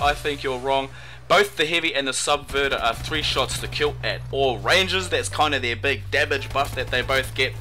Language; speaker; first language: English; native; English